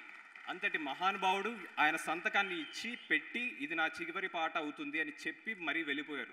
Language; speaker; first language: Telugu; native; Telugu